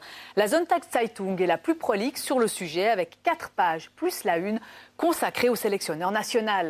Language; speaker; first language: French; native; French